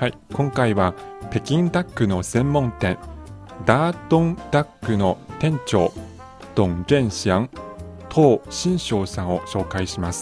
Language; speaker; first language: Japanese; non-native, fluent; Chinese